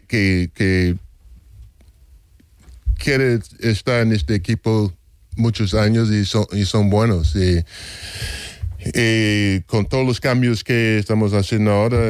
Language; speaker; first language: Spanish; non-native, fluent; English